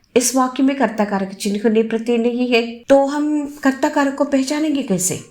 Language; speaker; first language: Hindi; non-native, local second language; Telugu